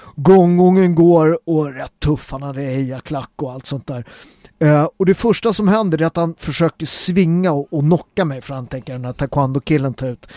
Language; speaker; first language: Swedish; native; Swedish